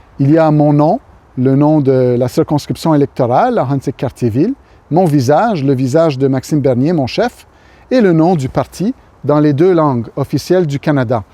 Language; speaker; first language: French; native; French